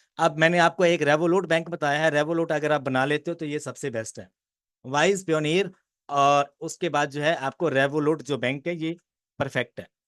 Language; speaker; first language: Urdu; non-native, local second language; Punjabi